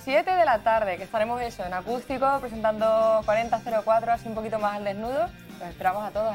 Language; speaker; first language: Spanish; native; Spanish